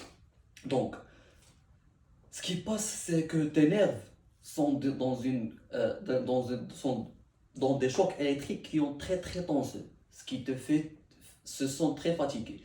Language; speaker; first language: French; non-native, learner; Arabic